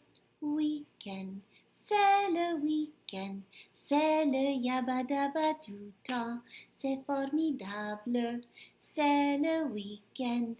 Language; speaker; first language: French; non-native, fluent; English